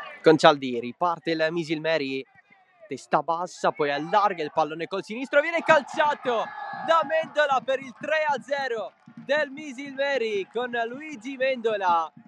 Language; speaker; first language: Italian; native; Italian